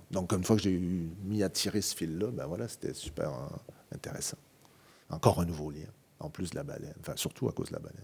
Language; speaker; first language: French; native; French